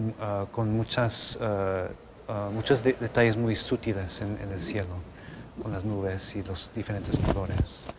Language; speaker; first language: Spanish; non-native, local second language; English